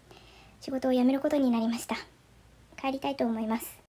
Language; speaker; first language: Japanese; native; Japanese